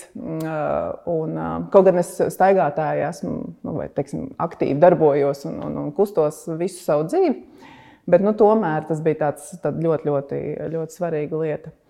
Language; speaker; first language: Latvian; native; Latvian